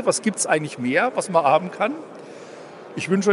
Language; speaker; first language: German; native; German